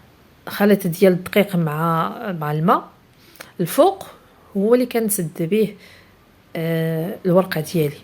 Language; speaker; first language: Arabic; native; Arabic